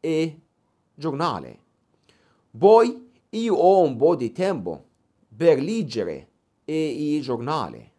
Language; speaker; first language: Italian; non-native, fluent; Arabic